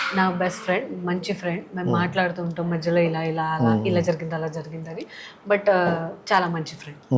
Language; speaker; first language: Telugu; non-native, fluent; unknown